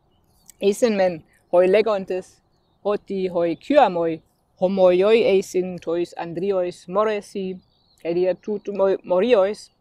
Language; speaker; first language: Greek; non-native, fluent; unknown